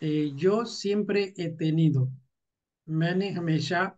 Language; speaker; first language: Spanish; non-native, fluent; Urdu